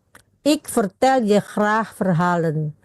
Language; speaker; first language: Dutch; non-native, fluent; Indonesian